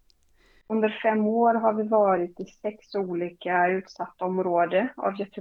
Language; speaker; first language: Swedish; non-native, fluent; Portuguese